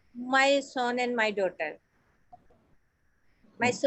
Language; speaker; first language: English; non-native, learner; Assamese